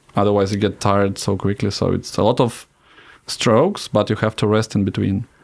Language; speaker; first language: English; non-native, fluent; Russian